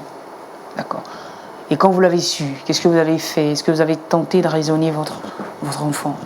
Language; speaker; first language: French; native; French